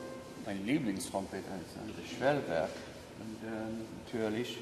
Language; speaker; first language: German; non-native, learner; English